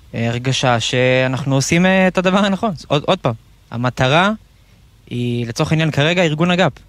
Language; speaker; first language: Hebrew; native; Hebrew